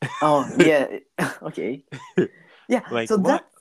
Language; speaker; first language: English; non-native, learner; Japanese